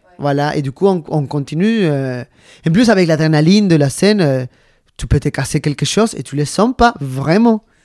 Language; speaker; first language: French; non-native, fluent; Spanish